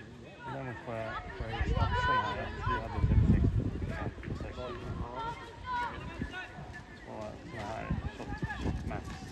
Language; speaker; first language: Swedish; native; Swedish